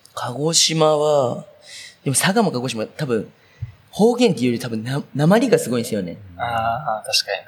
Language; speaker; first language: Japanese; native; Japanese